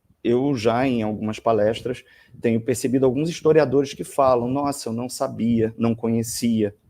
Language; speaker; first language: Portuguese; native; Portuguese